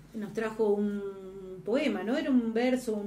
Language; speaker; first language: Spanish; native; Spanish